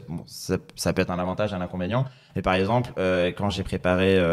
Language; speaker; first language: French; native; French